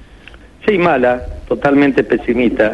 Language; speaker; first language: Spanish; native; Spanish